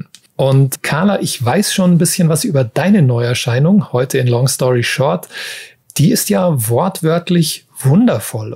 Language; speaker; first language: German; native; German